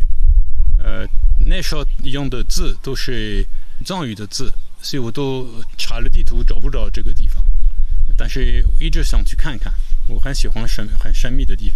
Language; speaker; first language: Chinese; non-native, fluent; French